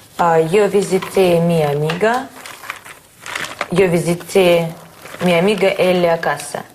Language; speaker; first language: Spanish; non-native, learner; Russian